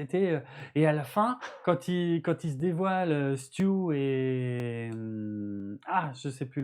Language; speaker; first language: French; native; French